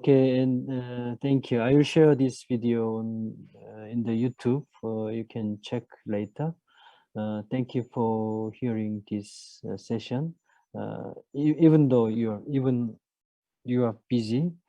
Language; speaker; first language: English; non-native, fluent; Korean